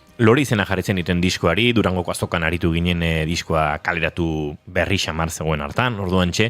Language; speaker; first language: Basque; native; Basque